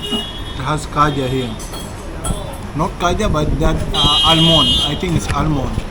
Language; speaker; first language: English; non-native, fluent; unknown